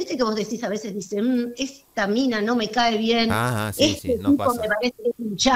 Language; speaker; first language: Spanish; native; Spanish